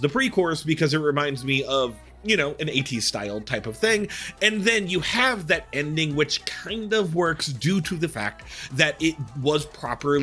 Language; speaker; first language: English; native; English